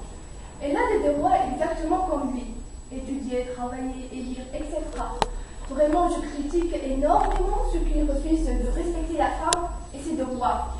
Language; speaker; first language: French; non-native, fluent; Arabic